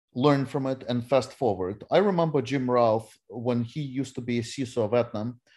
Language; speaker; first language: English; non-native, fluent; Russian